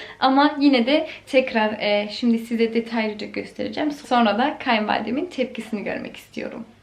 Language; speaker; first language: Turkish; early bilingual, heritage; Turkish